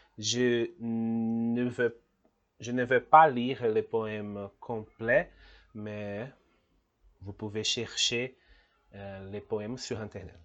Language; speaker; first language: French; non-native, fluent; Portuguese